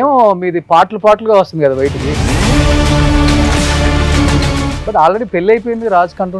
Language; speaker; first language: Telugu; native; Telugu